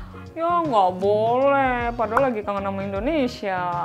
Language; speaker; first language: Indonesian; native; Indonesian